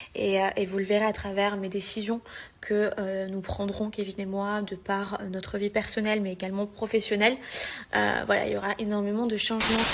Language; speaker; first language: French; native; French